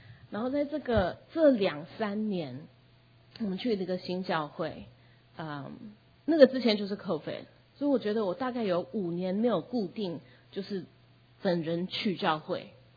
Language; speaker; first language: Chinese; early bilingual, heritage; Chinese